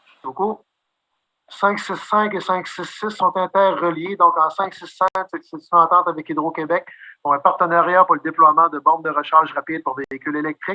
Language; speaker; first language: French; native; French